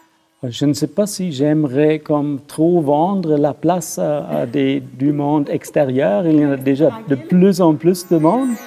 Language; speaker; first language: French; non-native, fluent; German